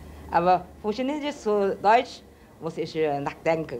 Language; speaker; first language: German; non-native, learner; Chinese